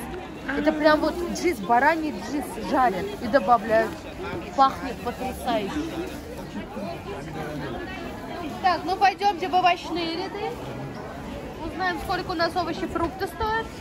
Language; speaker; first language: Russian; native; Russian